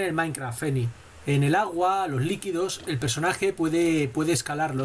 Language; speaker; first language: Spanish; native; Spanish